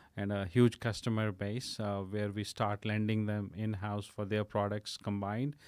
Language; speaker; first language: English; non-native, local second language; Punjabi